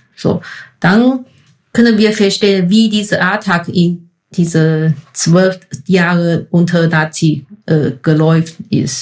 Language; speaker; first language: German; non-native, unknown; Chinese